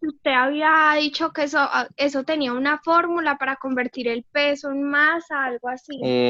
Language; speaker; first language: Spanish; native; Spanish